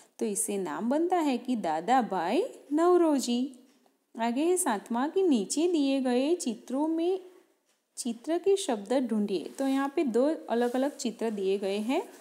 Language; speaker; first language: Hindi; non-native, local second language; Gujarati